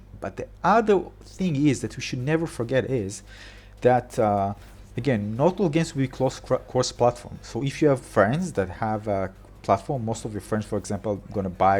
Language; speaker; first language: English; non-native, fluent; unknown